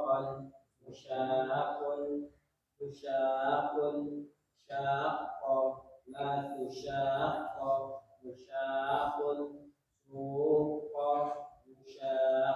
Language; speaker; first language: Arabic; non-native, learner; Indonesian